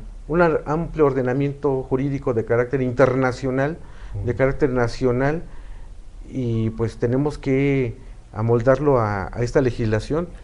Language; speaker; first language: Spanish; native; Spanish